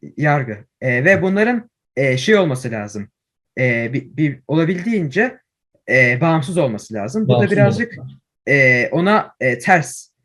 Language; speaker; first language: Turkish; early bilingual, heritage; Turkish